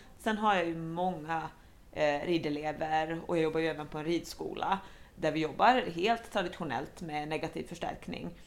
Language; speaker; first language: Swedish; native; Swedish